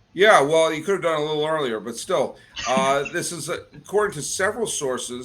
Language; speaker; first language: English; native; English